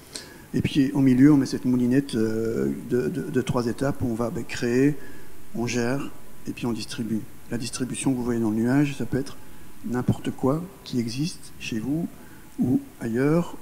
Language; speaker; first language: French; native; French